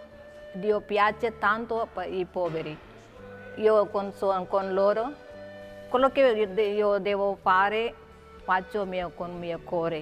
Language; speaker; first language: Italian; non-native, learner; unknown